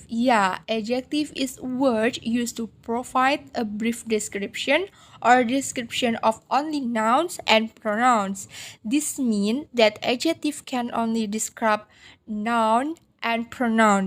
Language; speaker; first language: English; non-native, learner; Indonesian